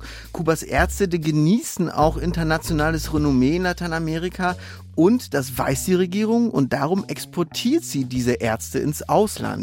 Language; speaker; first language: German; native; German